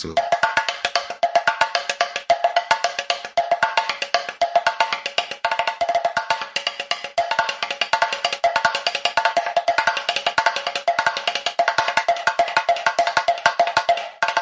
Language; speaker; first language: English; non-native, learner; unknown